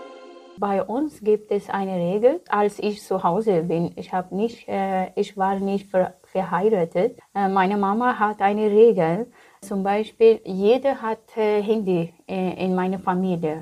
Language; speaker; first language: German; non-native, learner; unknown